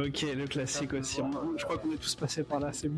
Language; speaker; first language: French; native; French